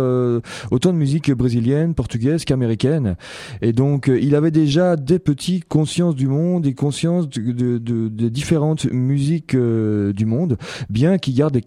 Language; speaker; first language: French; native; French